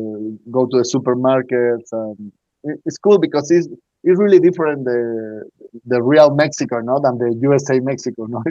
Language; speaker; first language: English; non-native, learner; Spanish